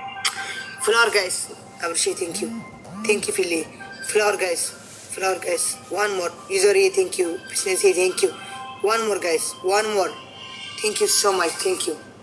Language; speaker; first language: English; non-native, learner; Amharic